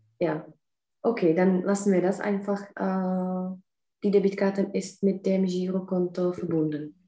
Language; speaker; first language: German; non-native, fluent; Czech